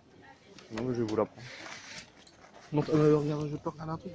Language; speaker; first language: French; native; French